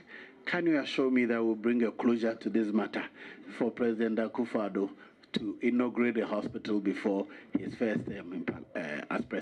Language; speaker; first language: English; non-native, local second language; Akan